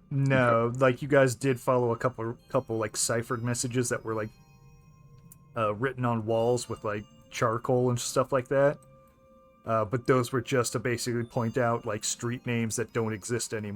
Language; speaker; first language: English; native; English